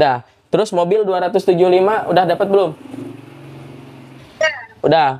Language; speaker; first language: Indonesian; native; Indonesian